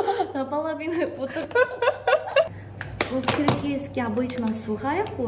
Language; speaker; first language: Russian; non-native, fluent; Korean